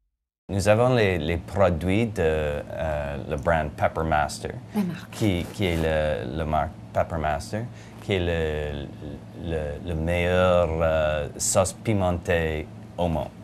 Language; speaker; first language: French; non-native, learner; English